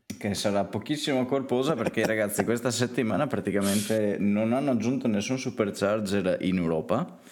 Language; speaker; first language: Italian; native; Italian